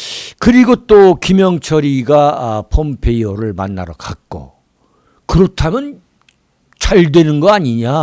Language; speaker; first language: Korean; native; Korean